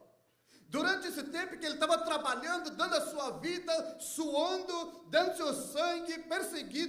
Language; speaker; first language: Portuguese; non-native, fluent; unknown